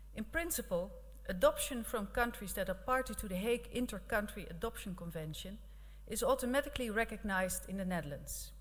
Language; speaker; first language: English; non-native, fluent; Dutch